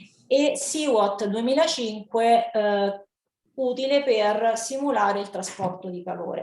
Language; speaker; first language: Italian; native; Italian